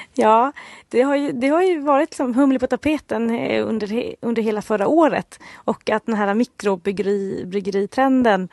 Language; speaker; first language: Swedish; native; Swedish